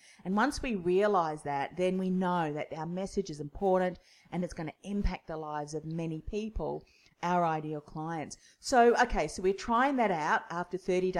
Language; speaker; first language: English; native; English